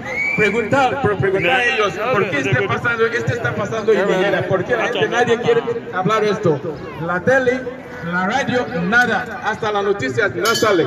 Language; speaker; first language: Spanish; non-native, learner; Igbo